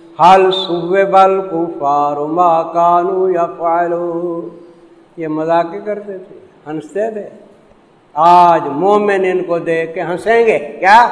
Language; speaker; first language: Urdu; non-native, local second language; Saraiki